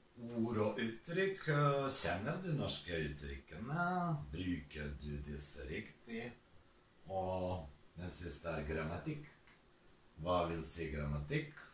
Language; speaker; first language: Norwegian; non-native, fluent; Serbian